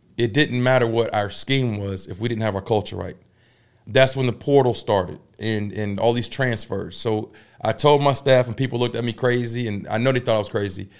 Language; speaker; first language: English; native; English